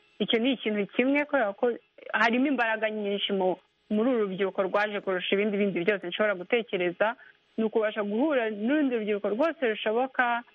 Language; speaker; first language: Kinyarwanda; native; Kinyarwanda